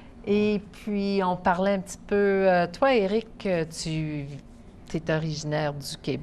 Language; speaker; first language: French; native; French